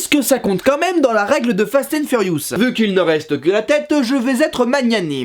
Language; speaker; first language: French; native; French